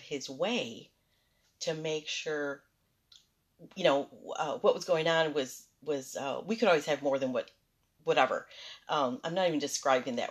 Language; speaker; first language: English; early bilingual, other home language; Spanish